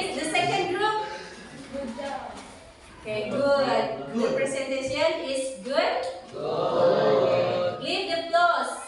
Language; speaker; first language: English; non-native, learner; Indonesian